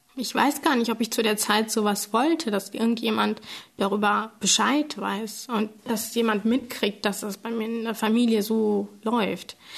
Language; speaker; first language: German; early bilingual, other home language; Tamil